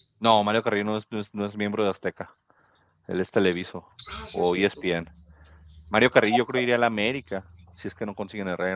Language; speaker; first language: Spanish; native; Spanish